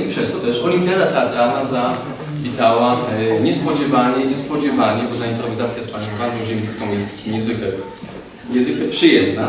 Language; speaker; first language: Polish; native; Polish